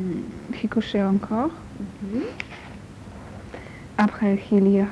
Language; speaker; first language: French; non-native, learner; Polish